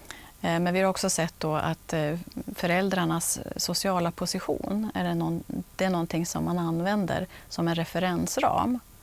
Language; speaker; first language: Swedish; native; Swedish